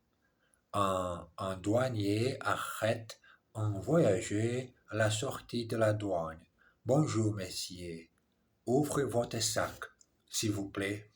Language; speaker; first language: French; non-native, learner; English